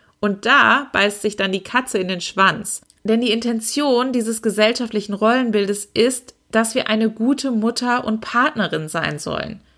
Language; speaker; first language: German; native; German